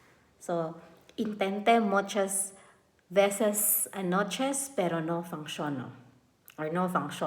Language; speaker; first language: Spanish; non-native, learner; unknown